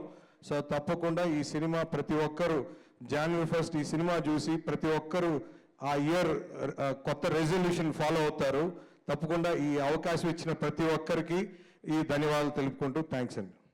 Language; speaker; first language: Telugu; native; Telugu